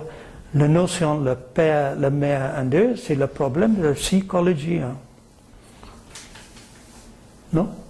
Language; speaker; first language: French; non-native, learner; English